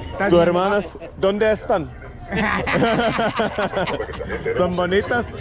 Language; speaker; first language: Spanish; non-native, learner; Finnish